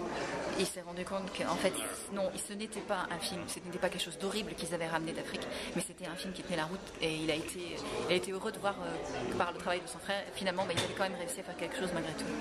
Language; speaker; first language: French; native; French